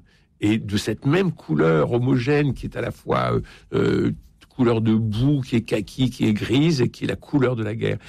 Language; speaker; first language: French; native; French